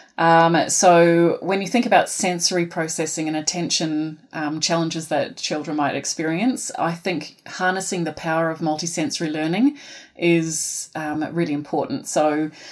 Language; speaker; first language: English; native; English